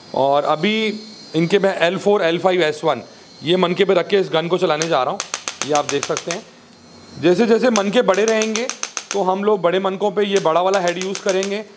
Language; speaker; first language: Hindi; native; Hindi